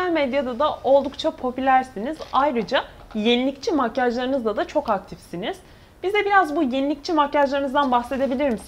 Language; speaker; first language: Turkish; native; Turkish